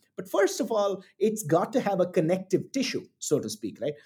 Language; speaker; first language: English; non-native, local second language; Tamil